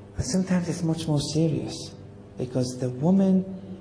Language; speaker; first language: English; native; English